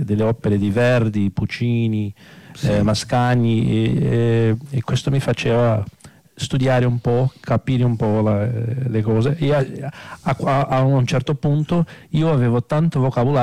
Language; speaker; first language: Italian; non-native, fluent; Portuguese